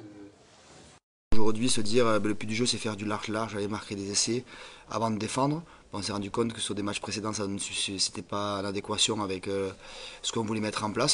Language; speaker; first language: French; native; French